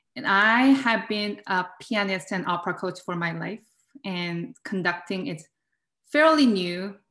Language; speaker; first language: English; non-native, fluent; Korean